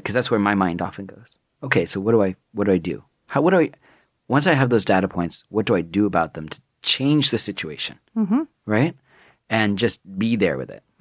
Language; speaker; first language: English; native; English